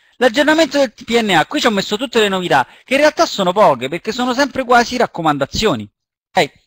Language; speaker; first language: Italian; native; Italian